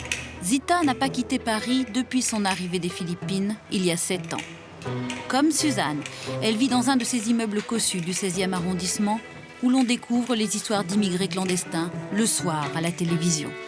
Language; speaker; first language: French; native; French